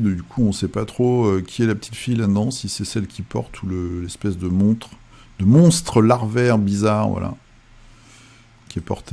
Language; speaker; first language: French; native; French